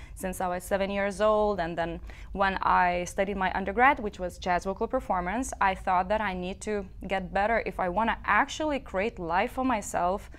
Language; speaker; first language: English; non-native, fluent; Lithuanian